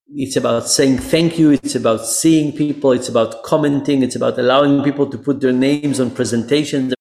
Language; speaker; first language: English; non-native, fluent; Hebrew